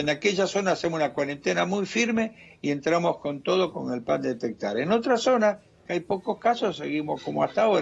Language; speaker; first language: Spanish; native; Spanish